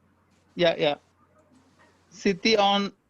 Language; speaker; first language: Spanish; non-native, learner; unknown